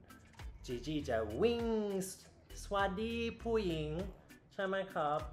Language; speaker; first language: Thai; non-native, learner; English